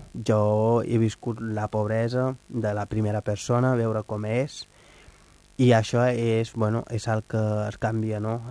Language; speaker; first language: Catalan; non-native, fluent; Wolof